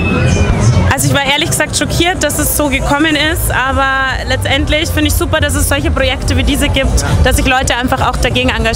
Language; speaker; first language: German; native; German